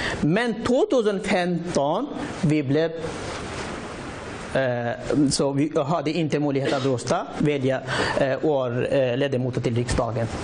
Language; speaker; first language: Swedish; non-native, learner; Rohingya